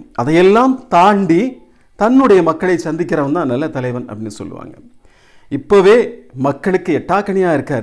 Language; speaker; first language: Tamil; native; Tamil